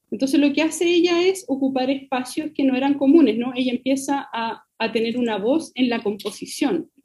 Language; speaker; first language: Spanish; native; Spanish